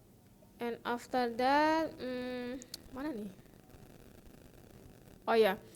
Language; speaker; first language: English; non-native, fluent; Indonesian